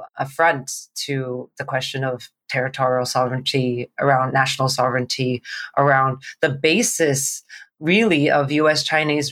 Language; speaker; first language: English; non-native, local second language; Cantonese